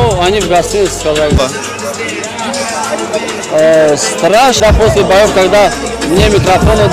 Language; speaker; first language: Russian; non-native, local second language; Tajik